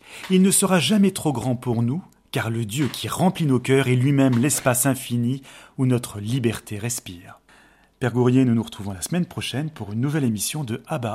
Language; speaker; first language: French; native; French